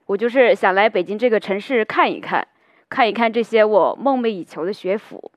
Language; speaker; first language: Chinese; native; Chinese